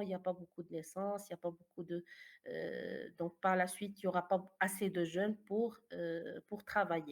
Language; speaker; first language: French; non-native, fluent; Arabic